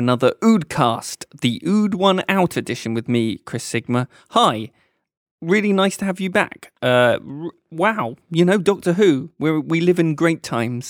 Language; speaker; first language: English; native; English